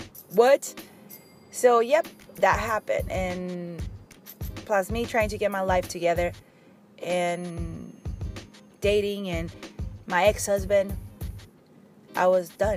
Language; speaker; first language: English; non-native, fluent; Spanish